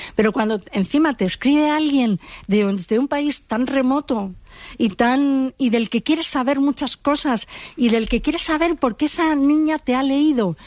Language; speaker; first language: Spanish; native; Spanish